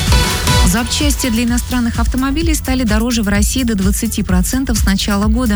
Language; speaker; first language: Russian; native; Russian